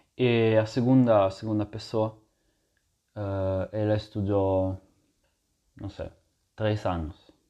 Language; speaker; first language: Portuguese; non-native, fluent; Italian